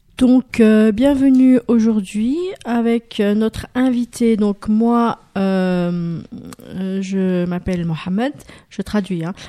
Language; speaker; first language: French; native; French